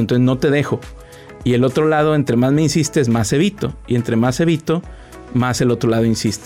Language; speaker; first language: Spanish; native; Spanish